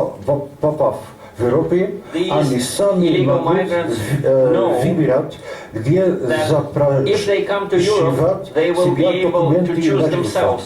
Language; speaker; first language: Russian; non-native, learner; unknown